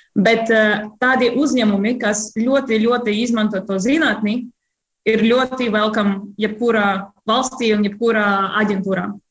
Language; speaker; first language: Latvian; non-native, local second language; Russian